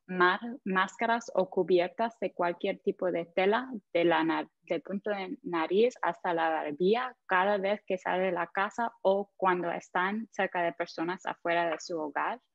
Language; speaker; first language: Spanish; non-native, fluent; English